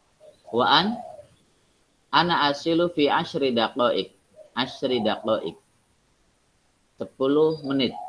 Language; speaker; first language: Arabic; non-native, fluent; Indonesian